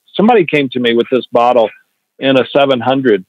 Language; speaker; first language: English; native; English